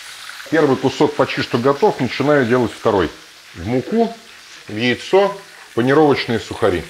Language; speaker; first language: Russian; native; Russian